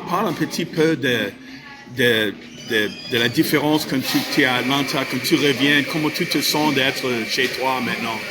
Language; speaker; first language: French; non-native, fluent; English